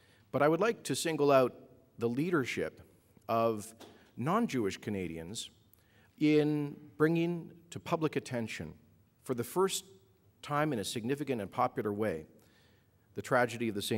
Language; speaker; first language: English; native; English